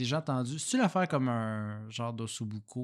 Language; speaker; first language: French; native; French